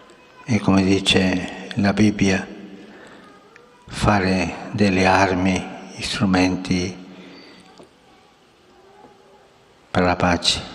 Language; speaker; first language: Italian; non-native, fluent; Spanish